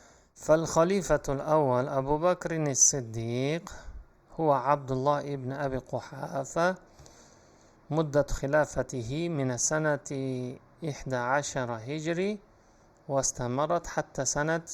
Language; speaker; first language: Arabic; non-native, fluent; Uzbek